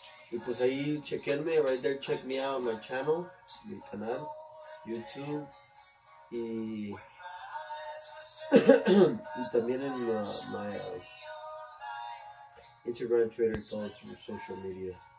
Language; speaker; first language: Spanish; native; Spanish